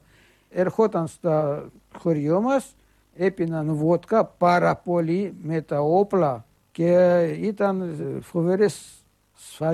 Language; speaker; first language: Greek; early bilingual, heritage; Greek